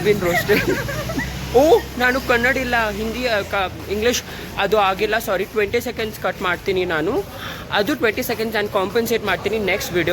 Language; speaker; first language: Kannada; non-native, learner; Marathi